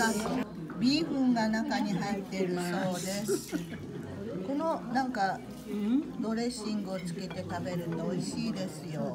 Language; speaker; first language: Japanese; native; Japanese